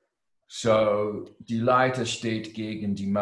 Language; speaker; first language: German; non-native, learner; English